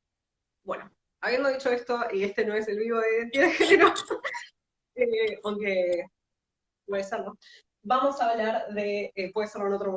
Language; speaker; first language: Spanish; native; Spanish